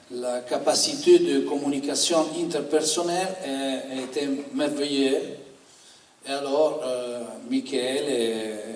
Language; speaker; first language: French; non-native, learner; Italian